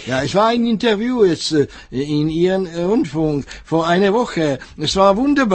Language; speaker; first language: German; non-native, fluent; Czech